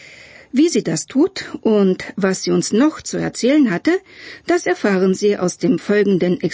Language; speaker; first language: German; non-native, fluent; Bulgarian